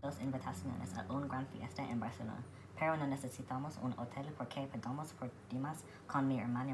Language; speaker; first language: Spanish; non-native, learner; English